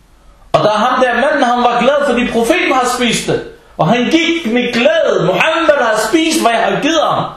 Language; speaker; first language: Danish; early bilingual, other home language; Arabic